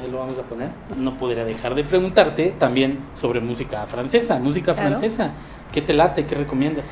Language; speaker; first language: Spanish; native; Spanish